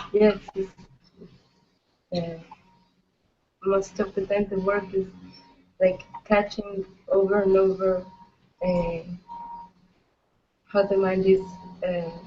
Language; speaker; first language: English; non-native, learner; Spanish